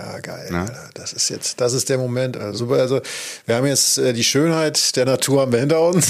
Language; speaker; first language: German; native; German